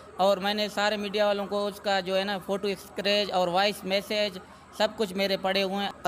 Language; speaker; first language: Urdu; non-native, local second language; Sindhi